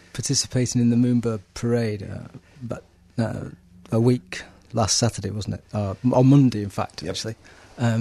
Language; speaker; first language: English; native; English